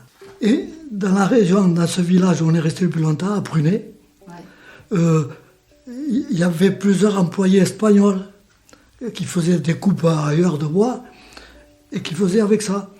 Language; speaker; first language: French; native; French